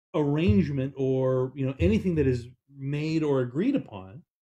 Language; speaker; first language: English; native; English